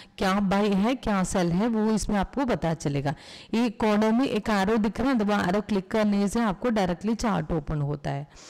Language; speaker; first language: Hindi; non-native, local second language; Malayalam